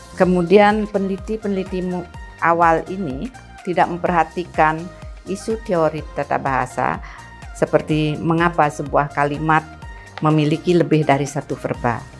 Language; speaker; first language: Indonesian; non-native, local second language; Balinese